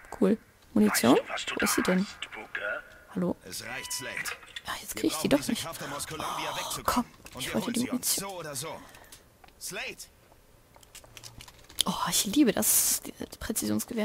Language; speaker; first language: German; native; German